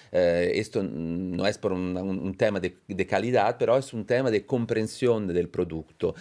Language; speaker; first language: Spanish; non-native, fluent; Italian